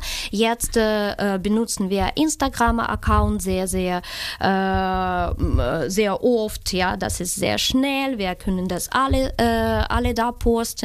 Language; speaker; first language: German; non-native, fluent; Ukrainian